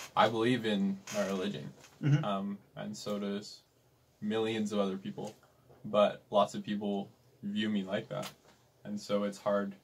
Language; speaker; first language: English; native; English